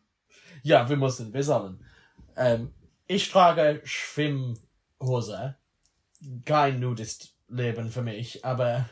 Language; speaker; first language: German; non-native, learner; English